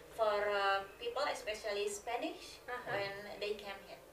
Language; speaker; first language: English; non-native, learner; Indonesian